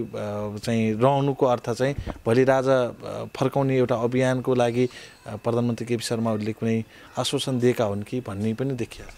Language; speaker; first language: Nepali; native; Nepali